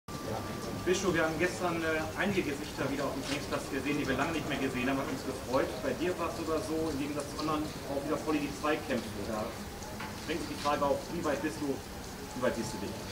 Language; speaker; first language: German; native; German